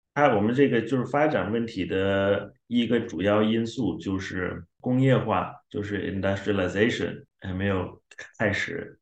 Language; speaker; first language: Chinese; non-native, fluent; Xhosa